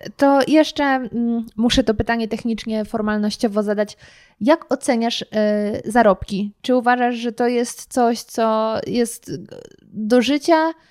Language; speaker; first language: Polish; native; Polish